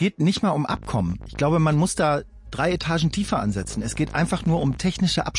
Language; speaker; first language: German; native; German